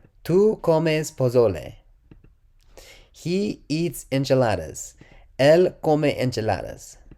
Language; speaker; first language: Spanish; non-native, learner; English